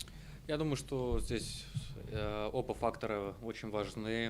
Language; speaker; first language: Russian; native; Russian